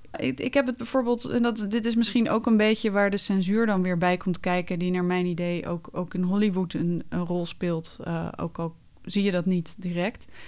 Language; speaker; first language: Dutch; native; Dutch